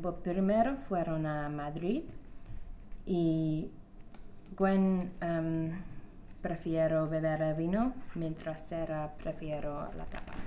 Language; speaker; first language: Spanish; non-native, learner; English